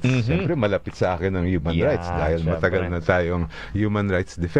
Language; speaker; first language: Filipino; native; Filipino